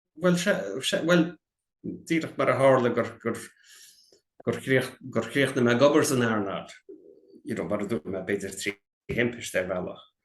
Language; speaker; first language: Irish; native; Irish